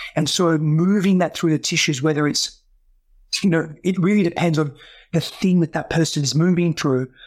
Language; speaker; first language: English; non-native, local second language; Greek